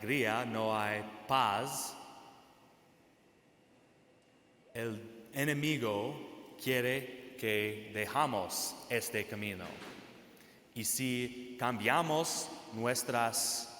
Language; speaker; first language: Spanish; non-native, fluent; English